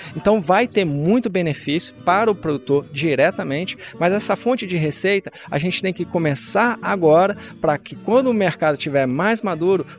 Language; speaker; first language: Portuguese; native; Portuguese